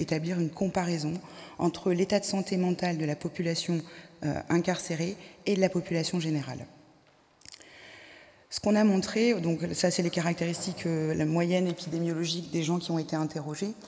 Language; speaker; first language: French; native; French